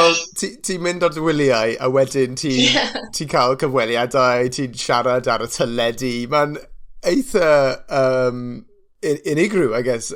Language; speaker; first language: Welsh; non-native, fluent; English